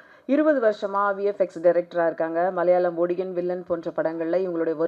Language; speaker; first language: Tamil; native; Tamil